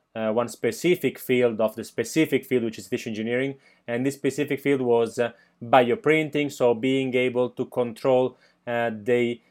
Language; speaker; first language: English; non-native, fluent; Italian